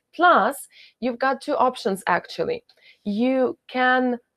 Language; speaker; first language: English; non-native, fluent; Ukrainian